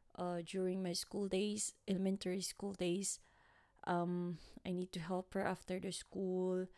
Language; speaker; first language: English; non-native, local second language; Waray